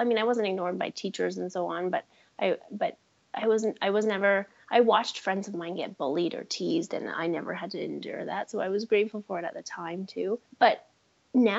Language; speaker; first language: English; native; English